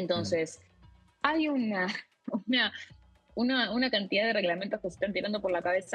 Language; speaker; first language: Spanish; native; Spanish